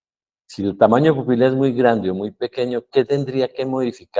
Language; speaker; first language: Spanish; native; Spanish